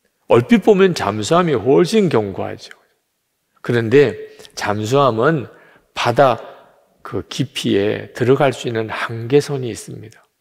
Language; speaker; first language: Korean; native; Korean